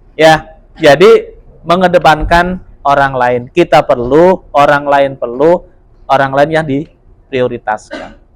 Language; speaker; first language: Indonesian; non-native, local second language; Javanese